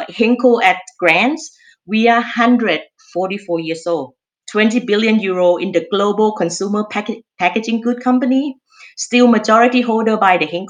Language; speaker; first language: English; non-native, fluent; Thai